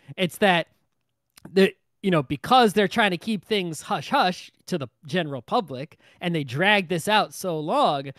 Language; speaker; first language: English; native; English